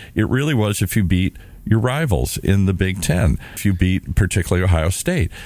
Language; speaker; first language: English; native; English